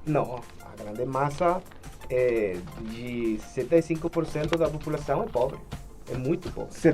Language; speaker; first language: Portuguese; non-native, fluent; Spanish